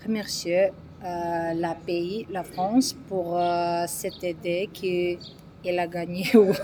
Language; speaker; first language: French; non-native, learner; Georgian